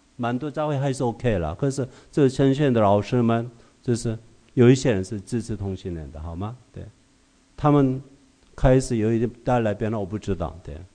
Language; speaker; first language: Chinese; non-native, fluent; Korean